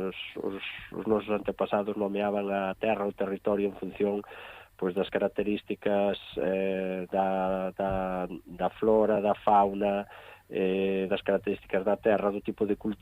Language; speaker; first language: Galician; native; Galician